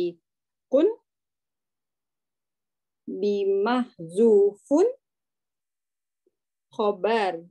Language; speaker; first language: Arabic; non-native, learner; Indonesian